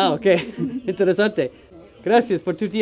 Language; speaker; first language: Spanish; non-native, learner; English